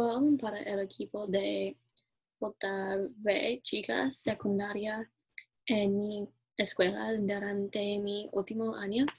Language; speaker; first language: Spanish; non-native, learner; English